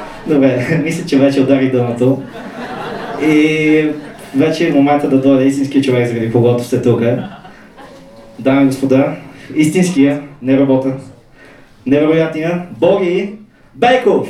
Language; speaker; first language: Bulgarian; native; Bulgarian